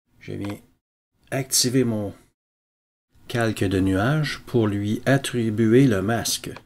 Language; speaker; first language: French; native; French